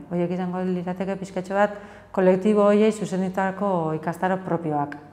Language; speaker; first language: Basque; native; Basque